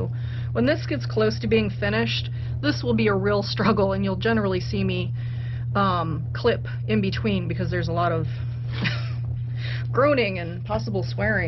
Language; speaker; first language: English; native; English